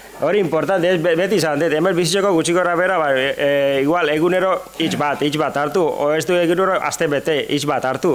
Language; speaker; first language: Basque; non-native, learner; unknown